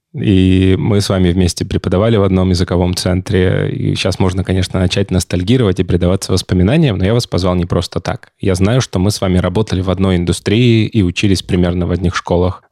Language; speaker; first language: Russian; native; Russian